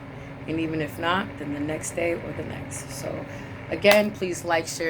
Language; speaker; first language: English; native; English